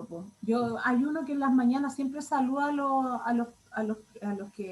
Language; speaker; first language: Spanish; native; Spanish